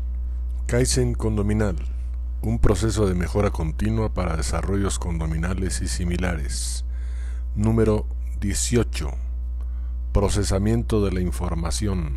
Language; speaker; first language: Spanish; native; Spanish